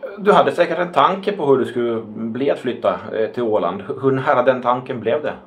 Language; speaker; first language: Swedish; native; Swedish